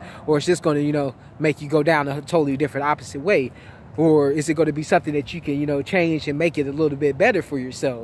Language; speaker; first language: English; native; English